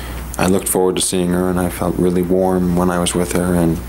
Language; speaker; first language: English; native; English